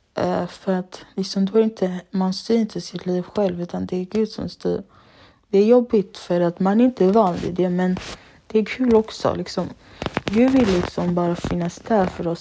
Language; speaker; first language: Swedish; early bilingual, other home language; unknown